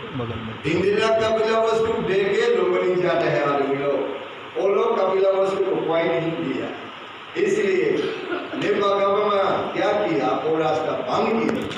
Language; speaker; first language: Hindi; non-native, fluent; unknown